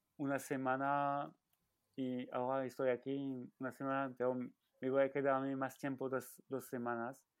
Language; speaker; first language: Spanish; non-native, learner; French